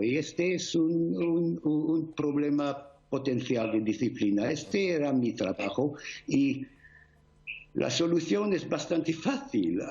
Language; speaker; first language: Spanish; non-native, fluent; English